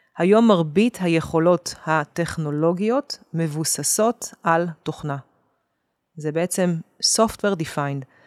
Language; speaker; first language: Hebrew; native; Hebrew